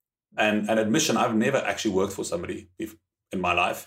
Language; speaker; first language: English; non-native, local second language; German